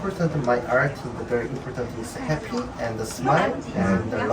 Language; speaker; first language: English; non-native, learner; Korean